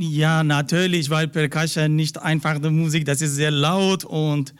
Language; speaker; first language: German; non-native, learner; Persian